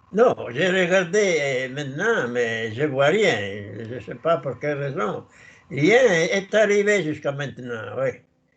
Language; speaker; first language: French; non-native, learner; Italian